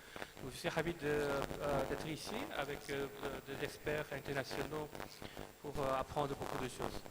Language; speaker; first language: French; non-native, fluent; Korean